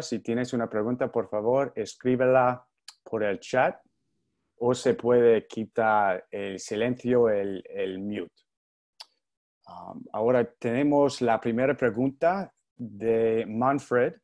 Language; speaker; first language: Spanish; non-native, fluent; English